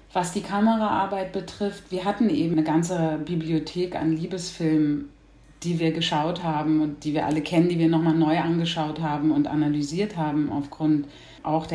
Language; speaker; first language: German; native; German